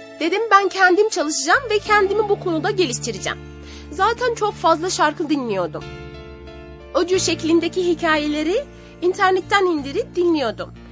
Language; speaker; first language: Turkish; non-native, fluent; Arabic